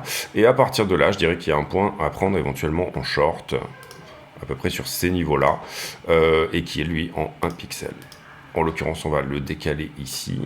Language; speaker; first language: French; native; French